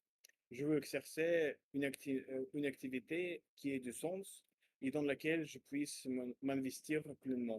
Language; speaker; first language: French; non-native, learner; Russian